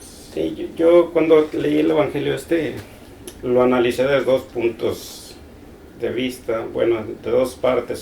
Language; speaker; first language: Spanish; native; Spanish